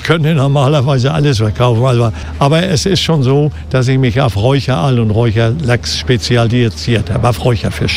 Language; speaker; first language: German; native; German